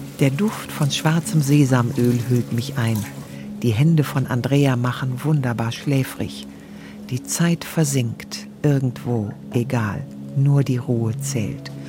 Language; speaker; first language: German; native; German